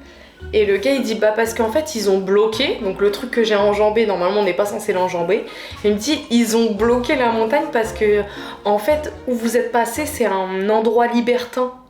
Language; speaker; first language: French; native; French